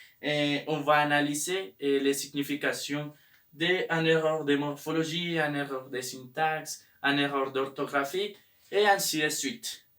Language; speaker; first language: French; non-native, learner; Spanish